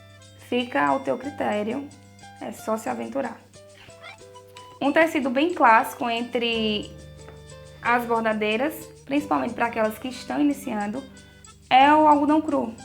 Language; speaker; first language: Portuguese; native; Portuguese